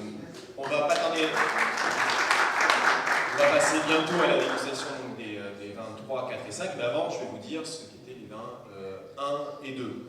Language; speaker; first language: French; native; French